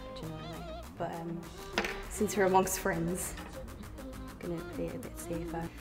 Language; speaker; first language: English; native; English